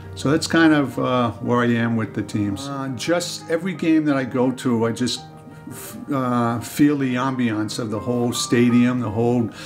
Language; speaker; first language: English; native; English